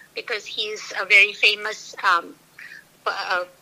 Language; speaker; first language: English; non-native, local second language; Tamil